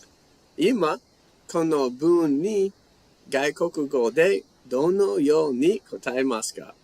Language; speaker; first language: Japanese; non-native, fluent; English